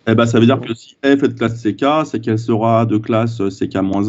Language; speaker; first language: French; native; French